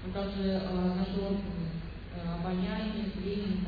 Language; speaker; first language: Russian; native; Russian